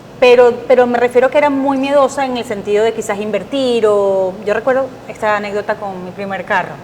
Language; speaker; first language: Spanish; native; Spanish